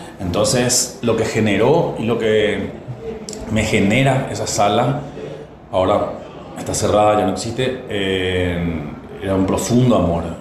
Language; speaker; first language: Spanish; native; Spanish